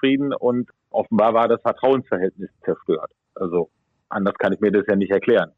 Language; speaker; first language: German; native; German